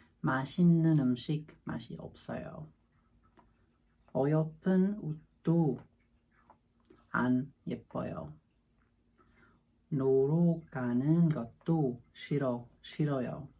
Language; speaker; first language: Korean; non-native, learner; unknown